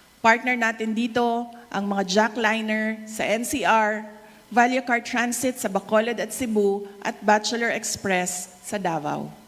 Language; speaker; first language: Filipino; non-native, local second language; Cebuano